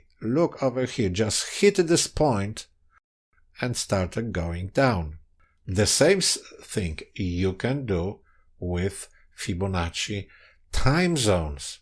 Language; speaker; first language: English; non-native, fluent; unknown